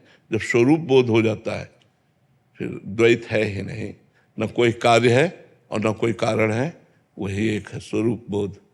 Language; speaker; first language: Hindi; native; Hindi